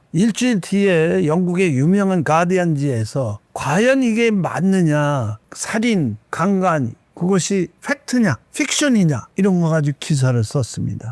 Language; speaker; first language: Korean; native; Korean